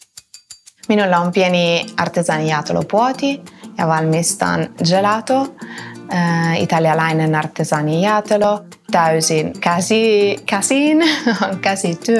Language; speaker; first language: Finnish; non-native, fluent; Italian